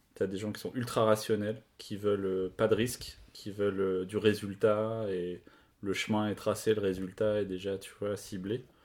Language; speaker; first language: French; native; French